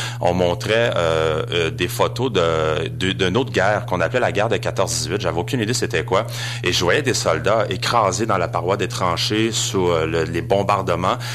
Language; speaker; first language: French; native; French